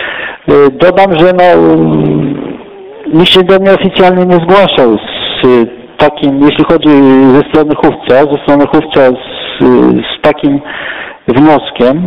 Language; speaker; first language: Polish; native; Polish